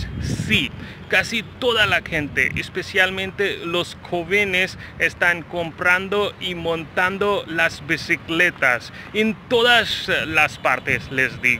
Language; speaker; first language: Spanish; non-native, fluent; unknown